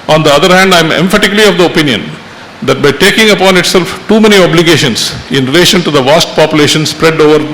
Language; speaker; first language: English; non-native, local second language; Tamil